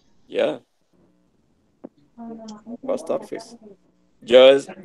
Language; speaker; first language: English; non-native, learner; Spanish